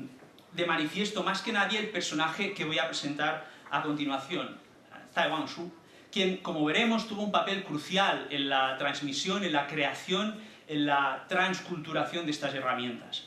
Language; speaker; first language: Spanish; native; Spanish